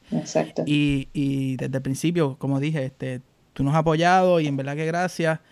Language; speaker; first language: Spanish; native; Spanish